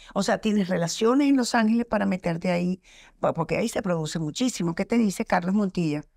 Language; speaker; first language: Spanish; native; Spanish